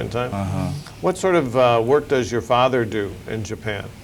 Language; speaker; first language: English; native; English